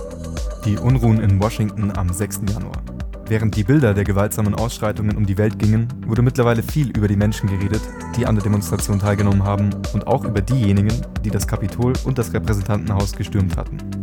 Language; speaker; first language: German; native; German